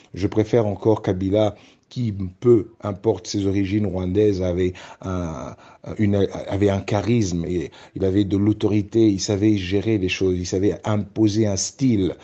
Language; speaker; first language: French; non-native, local second language; Luba-Lulua